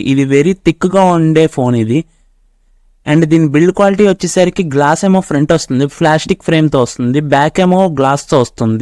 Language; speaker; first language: Telugu; native; Telugu